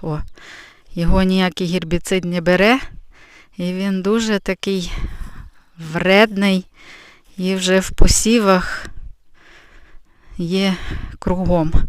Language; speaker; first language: Ukrainian; native; Ukrainian